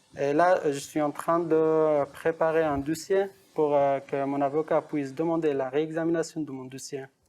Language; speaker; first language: French; non-native, fluent; Persian